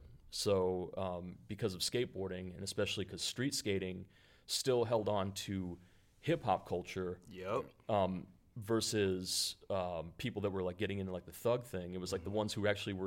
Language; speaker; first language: English; native; English